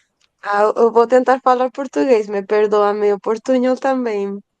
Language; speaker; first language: Portuguese; non-native, learner; Spanish